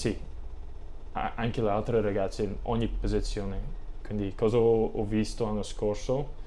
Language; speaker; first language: Italian; non-native, learner; English